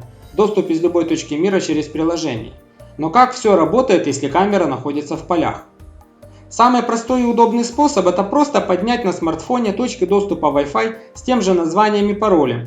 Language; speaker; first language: Russian; native; Russian